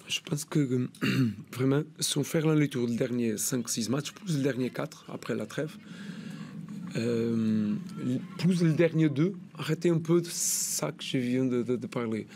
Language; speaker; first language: French; non-native, learner; Portuguese